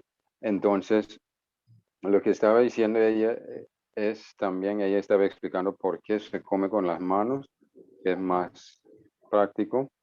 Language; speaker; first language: Spanish; non-native, fluent; English